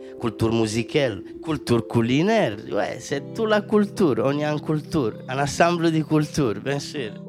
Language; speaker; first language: French; non-native, learner; Romanian